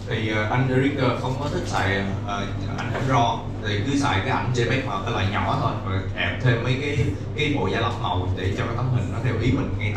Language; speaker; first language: Vietnamese; native; Vietnamese